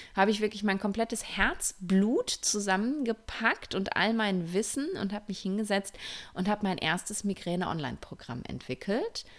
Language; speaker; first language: German; native; German